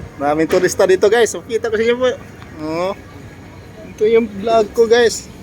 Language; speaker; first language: Filipino; non-native, local second language; Cebuano